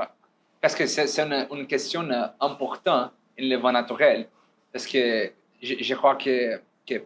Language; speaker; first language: French; non-native, learner; Portuguese